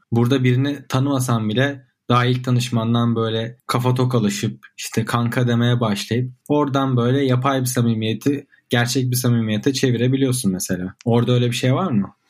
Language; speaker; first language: Turkish; native; Turkish